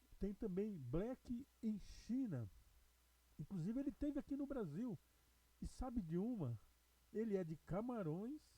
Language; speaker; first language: Portuguese; native; Portuguese